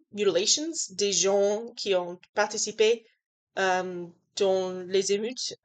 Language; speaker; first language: French; non-native, learner; English